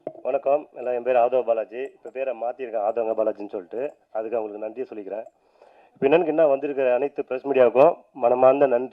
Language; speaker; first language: Tamil; native; Tamil